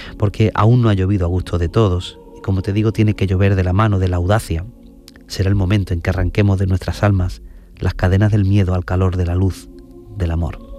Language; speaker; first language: Spanish; native; Spanish